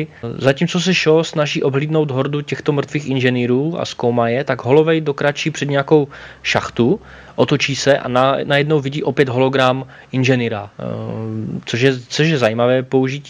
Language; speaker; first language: Czech; native; Czech